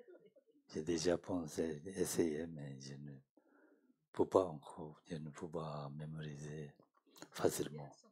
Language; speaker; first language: French; non-native, learner; Tibetan